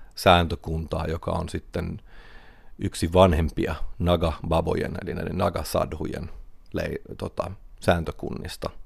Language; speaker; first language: Finnish; native; Finnish